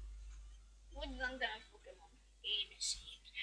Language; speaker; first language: Finnish; native; Finnish